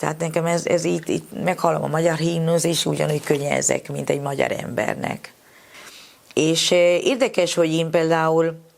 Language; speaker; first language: Hungarian; non-native, fluent; Spanish